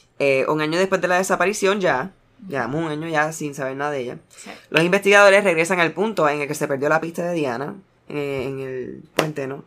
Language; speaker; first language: Spanish; early bilingual, heritage; Spanish